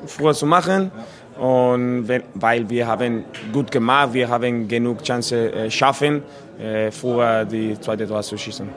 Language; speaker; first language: German; non-native, learner; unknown